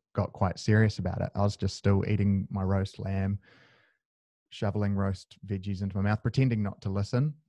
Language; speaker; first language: English; native; English